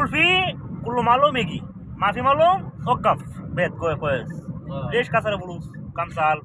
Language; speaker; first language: Arabic; non-native, learner; Bangla